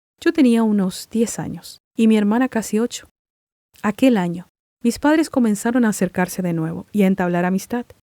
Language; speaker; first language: Spanish; non-native, local second language; Guarani